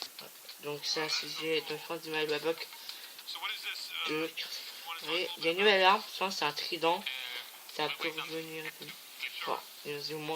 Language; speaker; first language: French; native; French